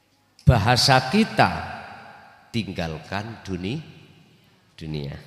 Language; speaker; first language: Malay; non-native, local second language; Javanese